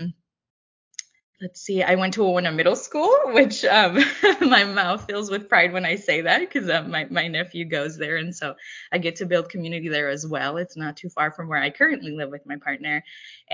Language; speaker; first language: English; early bilingual, other home language; Spanish